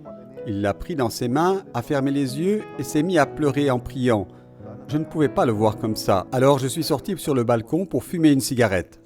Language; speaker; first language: French; native; French